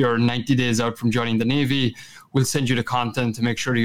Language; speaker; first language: English; native; English